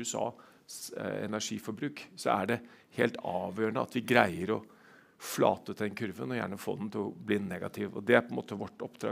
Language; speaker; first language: Norwegian; native; Norwegian